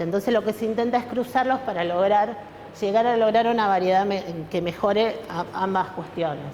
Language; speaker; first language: Spanish; native; Spanish